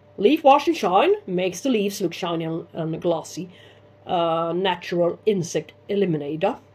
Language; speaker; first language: English; non-native, fluent; Swedish